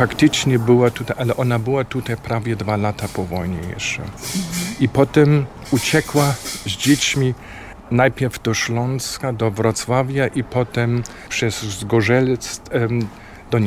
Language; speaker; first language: Polish; non-native, fluent; German